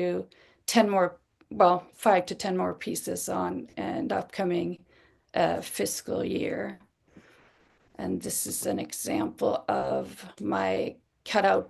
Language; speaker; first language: English; non-native, fluent; Swedish